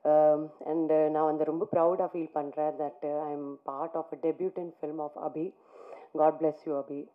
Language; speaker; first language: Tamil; non-native, fluent; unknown